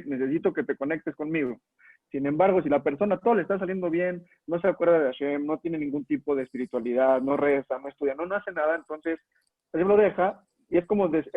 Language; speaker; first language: Spanish; native; Spanish